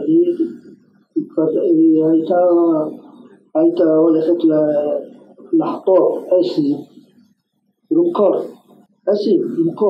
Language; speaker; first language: Hebrew; non-native, fluent; Arabic